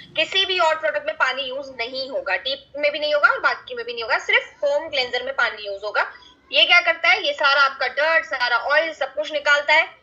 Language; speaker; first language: Hindi; native; Hindi